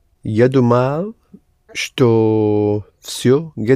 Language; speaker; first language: Russian; non-native, learner; English